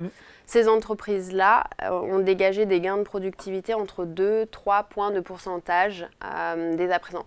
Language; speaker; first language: French; native; French